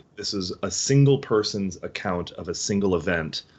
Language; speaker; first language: English; native; English